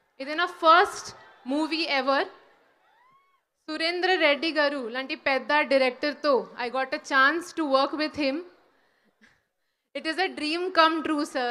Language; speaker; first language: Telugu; non-native, learner; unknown